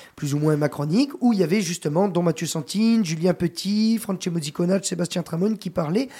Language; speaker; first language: French; native; French